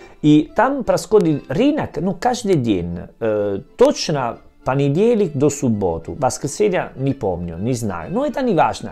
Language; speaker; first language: Russian; non-native, learner; Italian